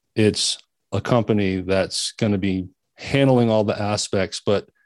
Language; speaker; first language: English; native; English